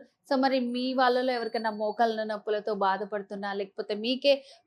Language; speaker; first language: Telugu; native; Telugu